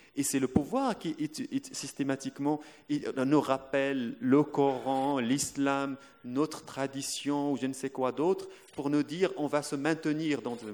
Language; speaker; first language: French; non-native, local second language; Arabic